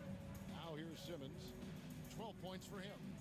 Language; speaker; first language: English; native; English